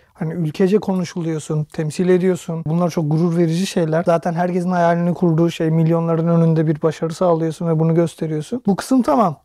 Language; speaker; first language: Turkish; native; Turkish